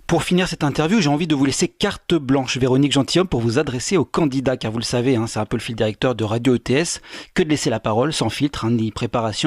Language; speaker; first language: French; native; French